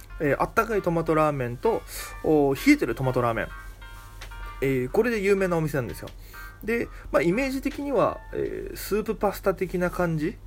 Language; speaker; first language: Japanese; native; Japanese